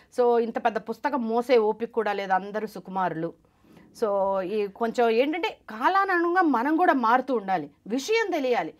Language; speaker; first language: Telugu; non-native, local second language; Malayalam